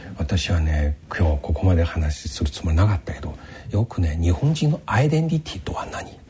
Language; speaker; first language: Japanese; non-native, fluent; Chinese